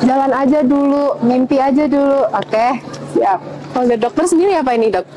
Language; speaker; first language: Indonesian; native; Indonesian